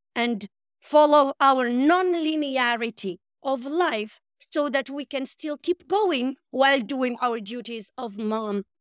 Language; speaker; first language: English; non-native, fluent; Arabic